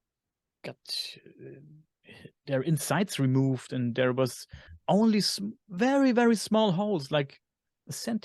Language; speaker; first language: English; non-native, fluent; German